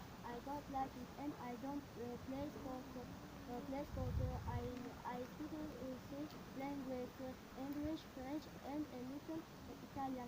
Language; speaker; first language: English; non-native, learner; Tajik